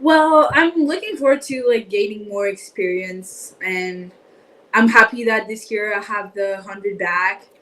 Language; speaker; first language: English; non-native, fluent; French